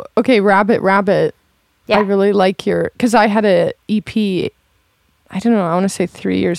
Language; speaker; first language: English; native; English